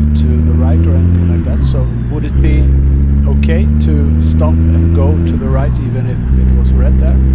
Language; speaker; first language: English; non-native, fluent; Swedish